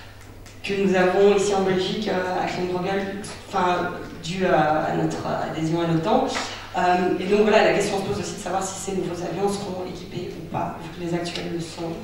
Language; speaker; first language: French; native; French